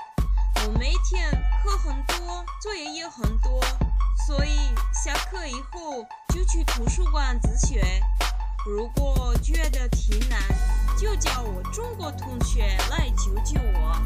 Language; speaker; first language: Chinese; non-native, learner; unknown